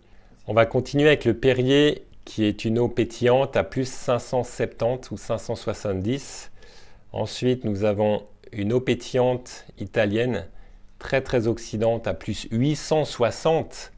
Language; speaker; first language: French; native; French